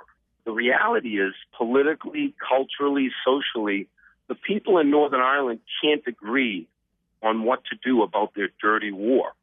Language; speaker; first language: English; native; English